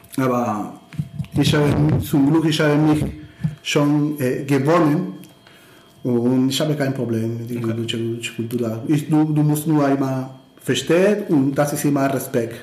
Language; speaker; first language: German; non-native, learner; Spanish